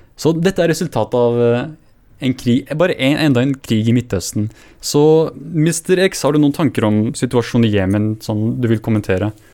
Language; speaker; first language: Norwegian; early bilingual, other home language; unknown